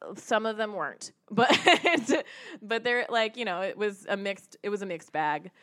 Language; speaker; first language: English; early bilingual, other home language; Hindi